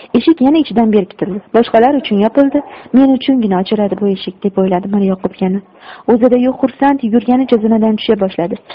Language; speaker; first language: Uzbek; native; Uzbek